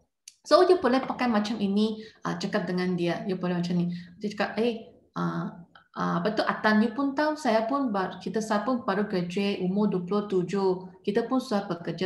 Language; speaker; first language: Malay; non-native, local second language; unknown